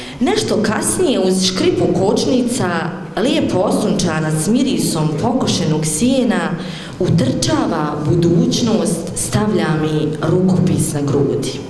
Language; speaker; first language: Bosnian; native; Bosnian